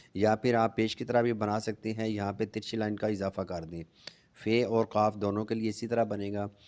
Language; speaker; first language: Urdu; non-native, local second language; Punjabi